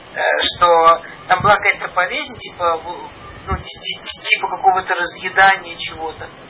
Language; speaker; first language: Russian; early bilingual, heritage; Russian